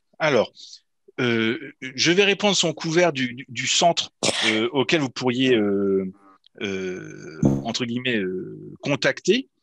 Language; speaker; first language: French; native; French